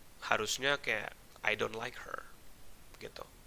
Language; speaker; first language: English; non-native, fluent; Indonesian